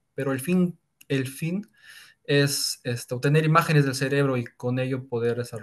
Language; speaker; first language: Spanish; native; Spanish